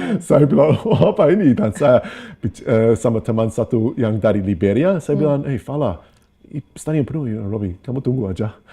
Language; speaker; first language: Indonesian; non-native, fluent; English